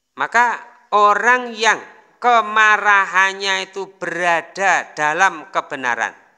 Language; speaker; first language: Indonesian; non-native, local second language; Javanese